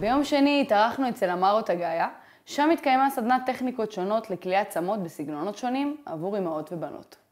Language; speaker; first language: Hebrew; native; Hebrew